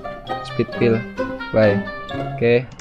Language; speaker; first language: English; non-native, learner; Indonesian